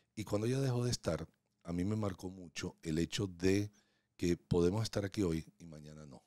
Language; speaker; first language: Spanish; non-native, local second language; Hungarian